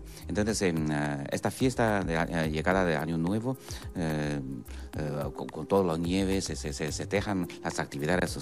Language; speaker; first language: Spanish; non-native, fluent; Chinese